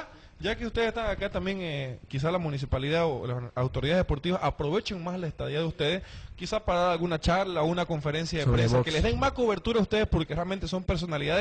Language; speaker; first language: Spanish; native; Spanish